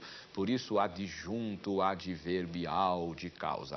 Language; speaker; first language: Portuguese; native; Portuguese